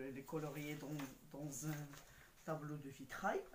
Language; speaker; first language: French; non-native, local second language; Arabic